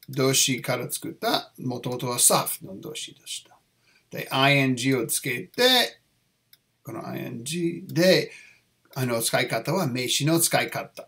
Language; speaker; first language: Japanese; non-native, learner; English